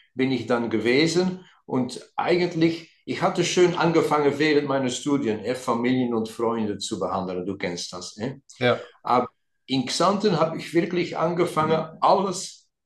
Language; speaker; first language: German; non-native, local second language; Dutch